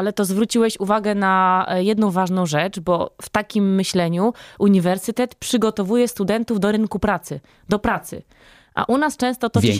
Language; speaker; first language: Polish; native; Polish